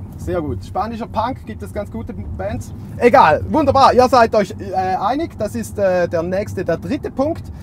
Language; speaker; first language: German; native; German